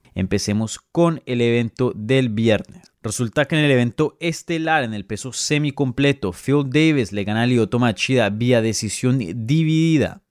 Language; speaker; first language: Spanish; native; Spanish